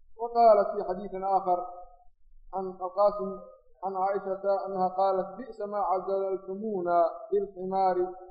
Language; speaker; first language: Arabic; non-native, local second language; Somali